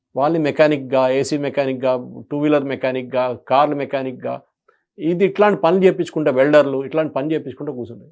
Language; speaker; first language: Telugu; non-native, local second language; Malayalam